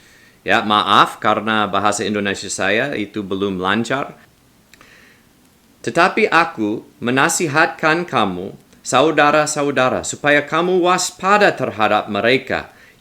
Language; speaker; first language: Indonesian; non-native, learner; English